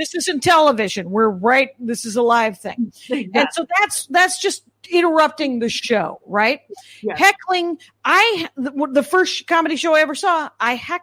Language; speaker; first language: English; native; English